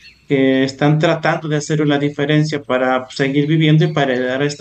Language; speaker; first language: Spanish; native; Spanish